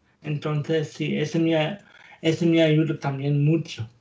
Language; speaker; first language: Spanish; non-native, learner; German